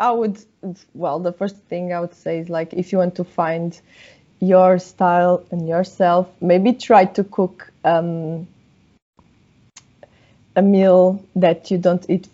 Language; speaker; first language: English; non-native, fluent; Portuguese